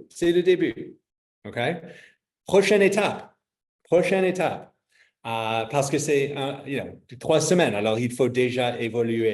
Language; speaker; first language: French; non-native, fluent; English